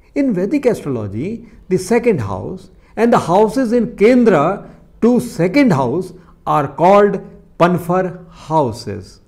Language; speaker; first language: English; non-native, local second language; Hindi